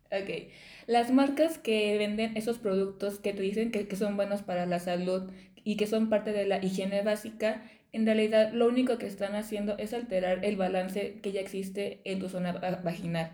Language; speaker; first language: Spanish; native; Spanish